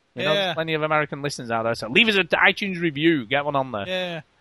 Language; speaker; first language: English; native; English